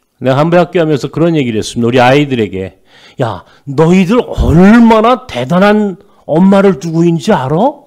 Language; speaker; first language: Korean; native; Korean